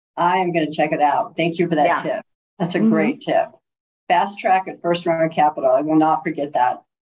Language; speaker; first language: English; native; English